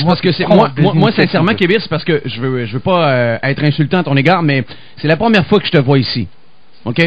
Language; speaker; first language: French; native; French